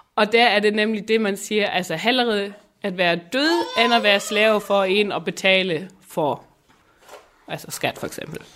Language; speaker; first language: Danish; non-native, local second language; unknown